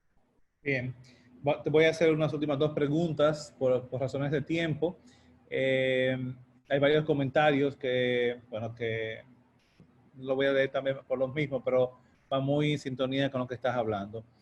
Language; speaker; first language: Spanish; native; Spanish